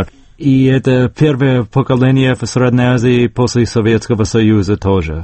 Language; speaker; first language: Russian; non-native, fluent; English